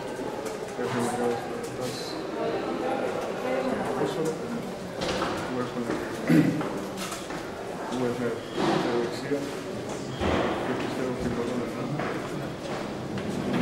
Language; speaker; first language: Greek; non-native, fluent; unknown